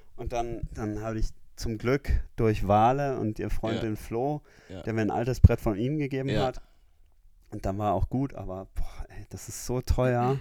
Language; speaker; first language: German; early bilingual, heritage; German